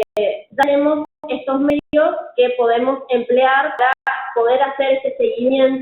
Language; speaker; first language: Spanish; native; Spanish